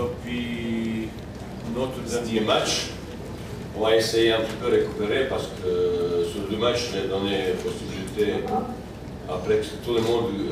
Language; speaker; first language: French; non-native, fluent; Bosnian